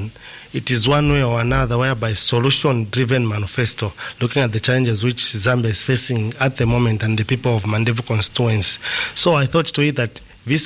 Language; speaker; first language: English; non-native, local second language; Nyanja